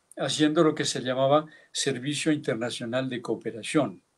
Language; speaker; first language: Spanish; early bilingual, heritage; Basque